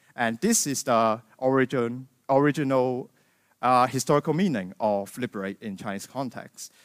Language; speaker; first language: English; non-native, local second language; Cantonese